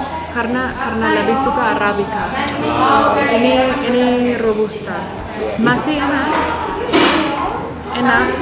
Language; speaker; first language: Indonesian; non-native, learner; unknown